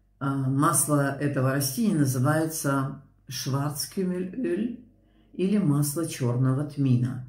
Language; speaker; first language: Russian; native; Russian